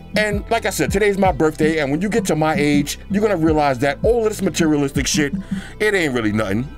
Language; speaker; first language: English; native; English